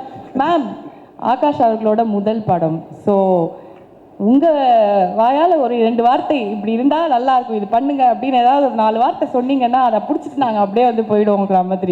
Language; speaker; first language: Tamil; native; Tamil